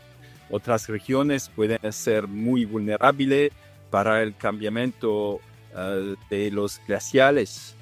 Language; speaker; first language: Spanish; non-native, fluent; Italian